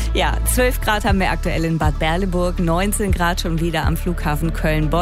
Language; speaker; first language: German; native; German